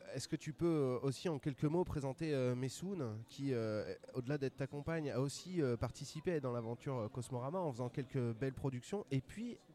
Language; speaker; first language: French; native; French